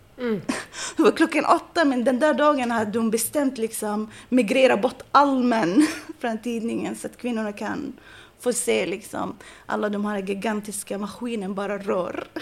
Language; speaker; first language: Swedish; non-native, fluent; Arabic